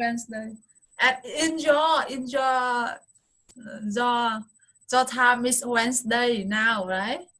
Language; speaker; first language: English; non-native, fluent; Vietnamese